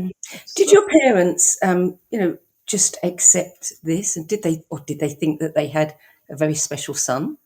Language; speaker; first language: English; native; English